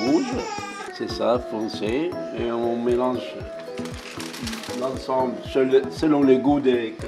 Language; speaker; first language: French; non-native, fluent; Arabic